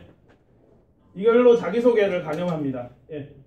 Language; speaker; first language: Korean; native; Korean